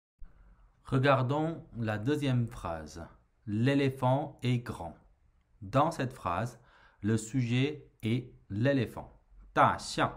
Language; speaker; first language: French; non-native, fluent; Chinese